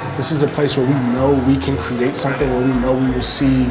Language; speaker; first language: English; native; English